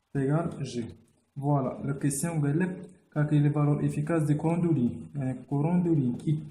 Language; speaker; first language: French; non-native, local second language; Arabic